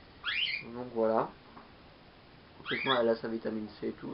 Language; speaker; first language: French; native; French